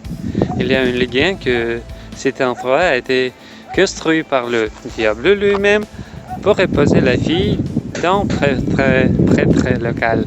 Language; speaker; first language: French; non-native, fluent; Russian